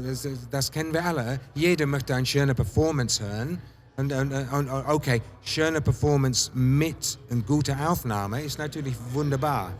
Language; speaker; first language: German; non-native, fluent; English